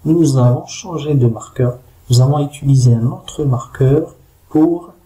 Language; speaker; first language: French; non-native, local second language; Arabic